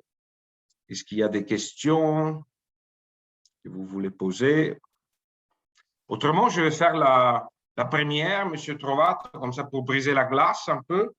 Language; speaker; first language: French; native; French